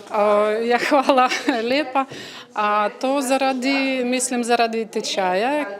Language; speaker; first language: Slovenian; non-native, learner; Ukrainian